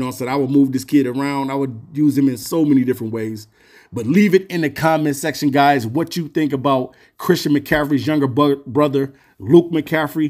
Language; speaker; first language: English; native; English